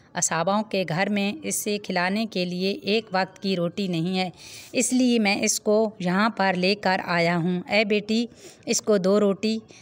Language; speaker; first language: Hindi; native; Hindi